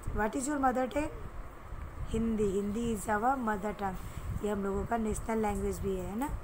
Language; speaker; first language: Hindi; native; Hindi